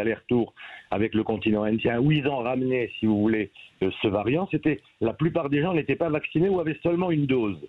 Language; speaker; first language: French; native; French